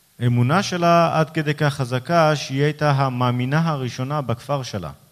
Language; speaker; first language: Hebrew; early bilingual, other home language; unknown